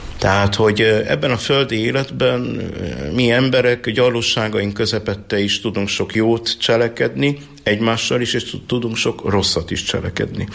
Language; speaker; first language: Hungarian; native; Hungarian